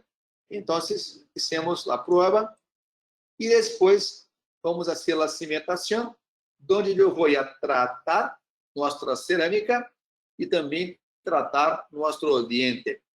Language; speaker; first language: Spanish; non-native, learner; Portuguese